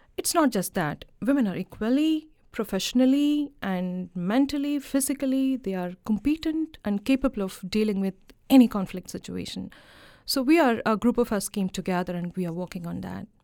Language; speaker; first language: English; non-native, local second language; Malayalam